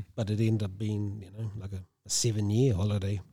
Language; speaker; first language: English; native; English